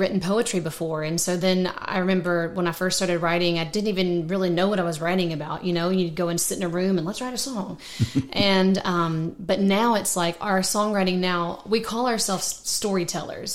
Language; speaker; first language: English; native; English